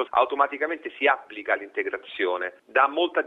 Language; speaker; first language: Italian; native; Italian